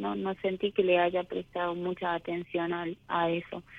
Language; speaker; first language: Spanish; native; Spanish